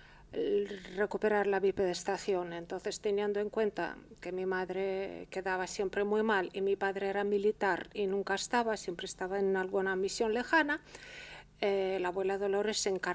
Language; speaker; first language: Spanish; early bilingual, heritage; Spanish